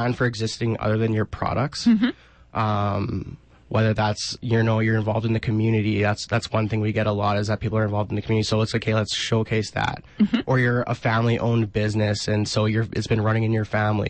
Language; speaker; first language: English; native; English